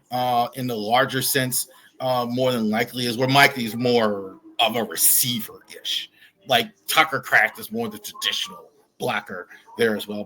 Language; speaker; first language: English; native; English